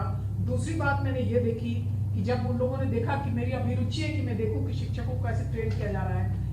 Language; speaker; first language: Hindi; native; Hindi